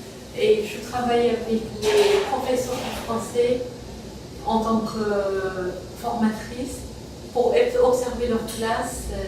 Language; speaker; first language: French; non-native, fluent; Persian